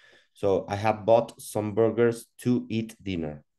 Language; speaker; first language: English; non-native, learner; Spanish